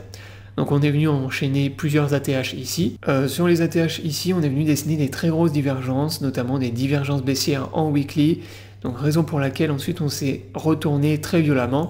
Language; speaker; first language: French; native; French